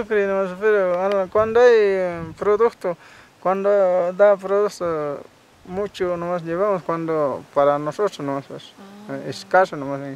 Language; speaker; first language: Spanish; non-native, local second language; Quechua